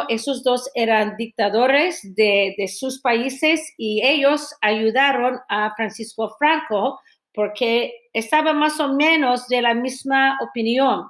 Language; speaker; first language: Spanish; non-native, fluent; English